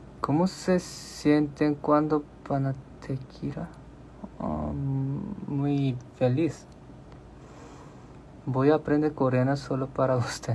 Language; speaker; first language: Spanish; non-native, learner; Korean